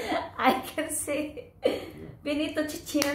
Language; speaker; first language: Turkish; non-native, learner; Filipino